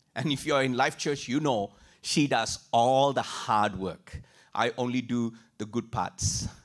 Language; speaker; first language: English; non-native, local second language; Tamil